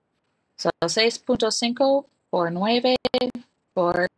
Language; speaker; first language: Spanish; non-native, learner; English